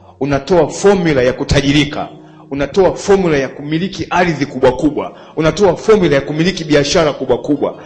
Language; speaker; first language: Swahili; native; Swahili